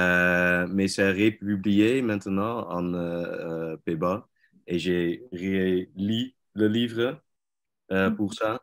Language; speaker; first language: French; non-native, learner; Dutch